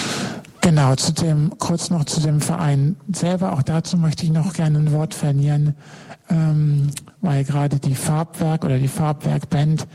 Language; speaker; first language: German; native; German